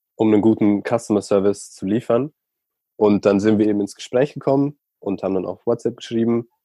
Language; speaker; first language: German; native; German